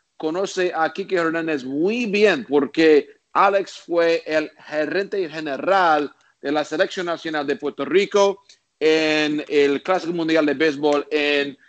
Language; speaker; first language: Spanish; non-native, learner; English